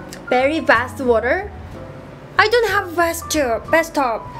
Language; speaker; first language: English; non-native, learner; Korean